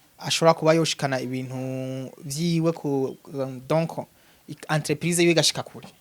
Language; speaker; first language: Rundi; native; Rundi